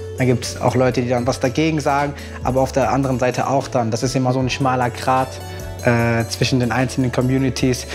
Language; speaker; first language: German; native; German